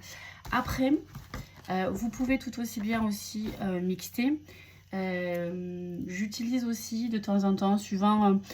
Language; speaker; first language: French; native; French